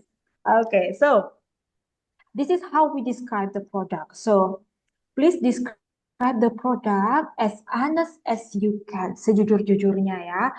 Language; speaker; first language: English; non-native, fluent; Indonesian